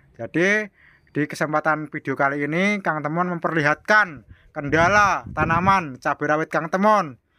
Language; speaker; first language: Indonesian; non-native, local second language; Javanese